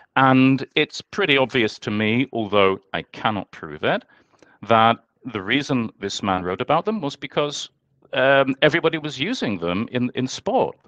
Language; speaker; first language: English; native; English